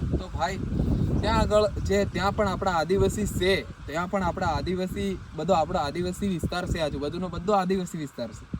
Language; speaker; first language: Gujarati; non-native, local second language; Bhili